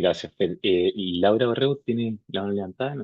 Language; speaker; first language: Spanish; native; Spanish